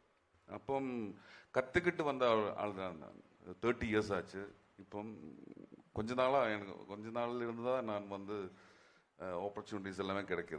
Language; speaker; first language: Tamil; non-native, learner; Malayalam